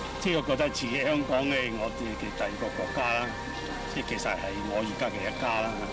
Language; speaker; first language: Cantonese; non-native, fluent; Italian